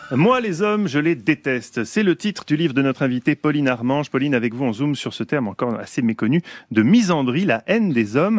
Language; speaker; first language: French; native; French